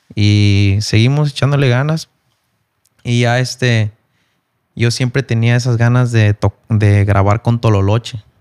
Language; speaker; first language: Spanish; early bilingual, heritage; Spanish